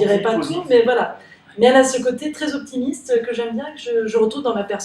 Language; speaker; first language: French; native; French